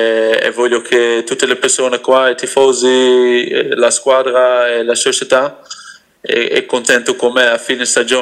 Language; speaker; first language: Italian; non-native, fluent; Dutch